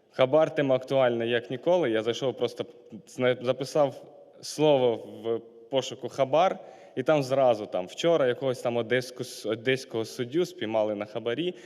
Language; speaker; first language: Ukrainian; non-native, local second language; Russian